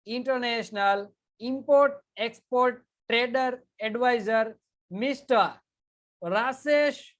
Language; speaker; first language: Hindi; non-native, local second language; Gujarati